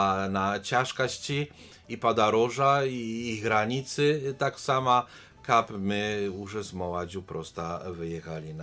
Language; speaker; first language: Polish; non-native, learner; Belarusian